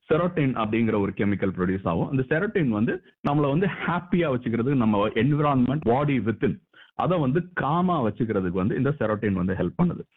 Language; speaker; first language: Tamil; native; Tamil